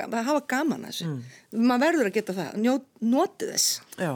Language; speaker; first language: Icelandic; native; Icelandic